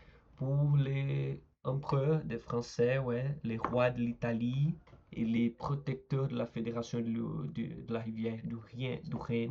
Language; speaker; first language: French; non-native, learner; Portuguese